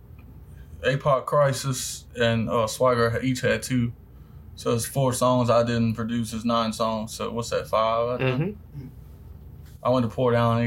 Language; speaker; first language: English; native; English